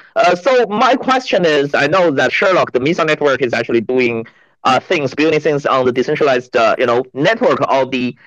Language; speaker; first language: English; non-native, fluent; Chinese